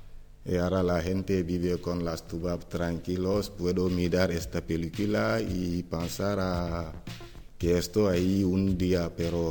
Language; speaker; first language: Spanish; non-native, learner; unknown